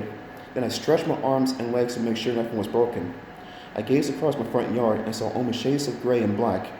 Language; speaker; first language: English; native; English